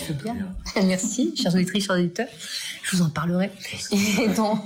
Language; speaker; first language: French; native; French